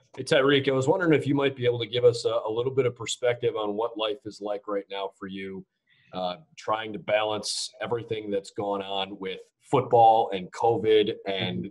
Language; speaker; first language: English; native; English